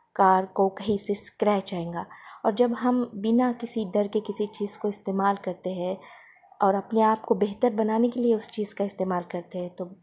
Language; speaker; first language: Hindi; non-native, local second language; Marathi